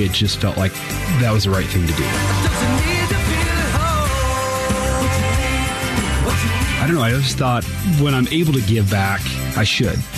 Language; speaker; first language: English; native; English